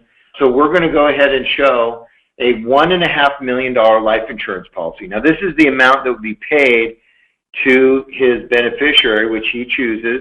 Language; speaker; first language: English; native; English